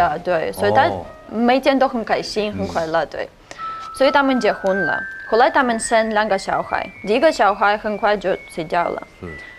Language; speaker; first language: Chinese; non-native, fluent; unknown